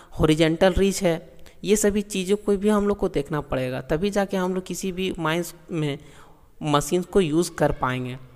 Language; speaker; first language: Hindi; native; Hindi